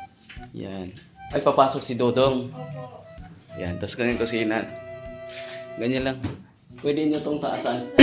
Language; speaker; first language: Filipino; native; Filipino